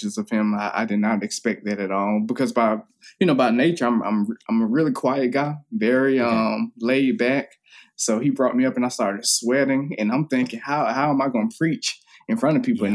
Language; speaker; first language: English; native; English